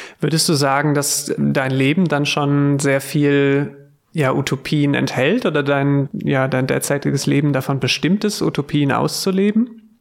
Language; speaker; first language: German; native; German